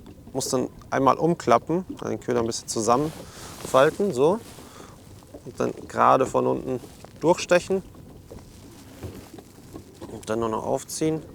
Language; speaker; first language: German; native; German